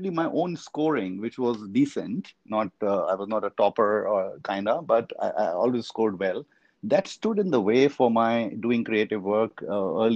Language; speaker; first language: English; non-native, local second language; Hindi